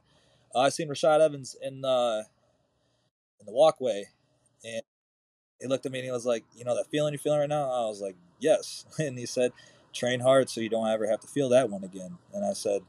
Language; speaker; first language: English; native; English